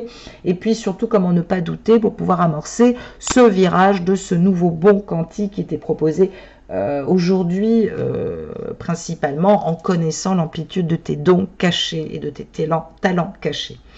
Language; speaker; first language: French; native; French